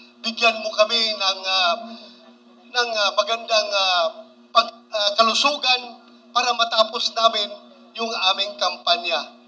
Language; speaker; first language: Filipino; non-native, local second language; Cebuano